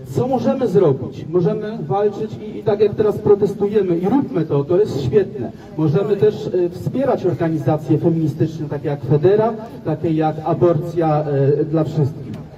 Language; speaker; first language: Polish; native; Polish